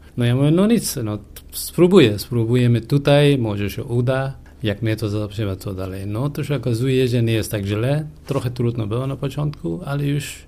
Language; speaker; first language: Polish; non-native, fluent; Persian